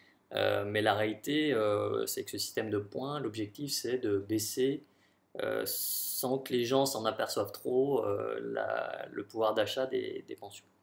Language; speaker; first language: French; native; French